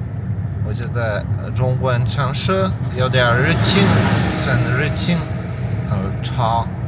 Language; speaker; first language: Chinese; non-native, learner; Polish